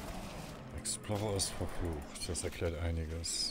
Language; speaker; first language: German; native; German